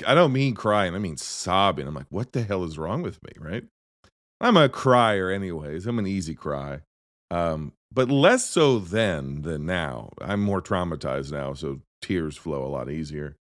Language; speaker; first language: English; native; English